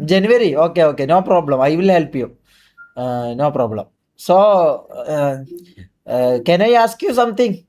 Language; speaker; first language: English; non-native, learner; Malayalam